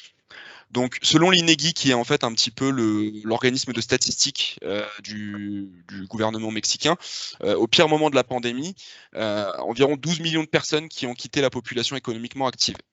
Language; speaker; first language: French; native; French